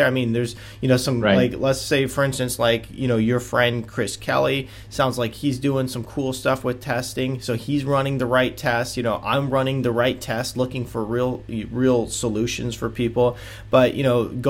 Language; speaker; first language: English; native; English